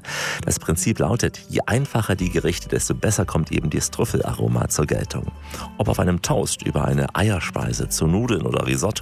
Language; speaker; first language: German; native; German